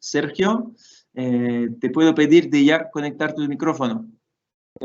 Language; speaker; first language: Spanish; non-native, fluent; Portuguese